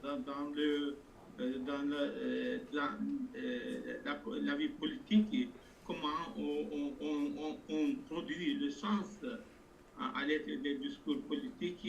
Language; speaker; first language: French; non-native, fluent; Turkish